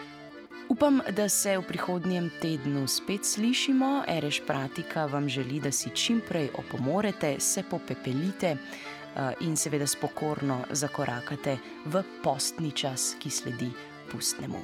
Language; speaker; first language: Slovenian; native; Slovenian